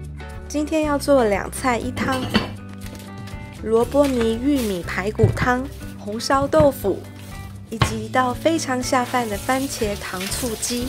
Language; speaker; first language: Chinese; non-native, fluent; Japanese